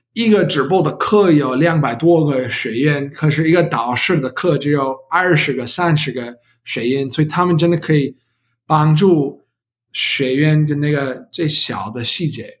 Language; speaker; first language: Chinese; non-native, learner; English